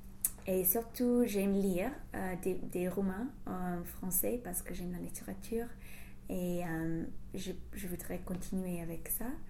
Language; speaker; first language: French; non-native, fluent; English